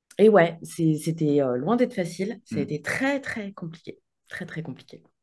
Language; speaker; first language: French; native; French